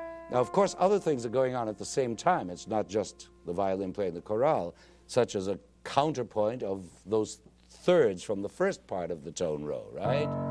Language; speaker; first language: English; native; English